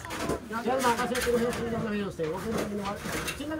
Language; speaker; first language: Filipino; native; Filipino